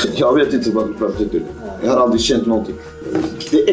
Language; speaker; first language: Swedish; non-native, fluent; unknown